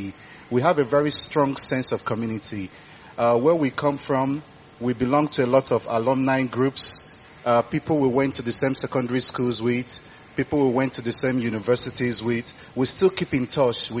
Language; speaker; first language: English; non-native, local second language; Igbo